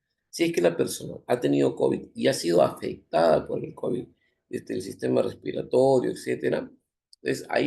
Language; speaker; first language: Spanish; native; Spanish